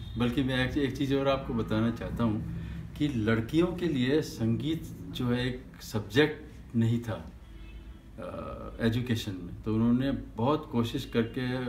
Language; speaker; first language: Hindi; native; Hindi